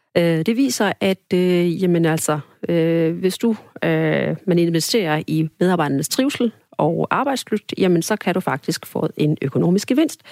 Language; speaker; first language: Danish; early bilingual, other home language; Tamil